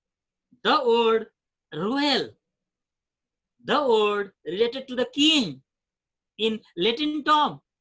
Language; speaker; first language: English; non-native, fluent; Nepali